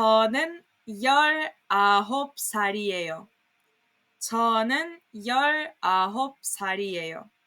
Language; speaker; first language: Korean; non-native, fluent; Serbian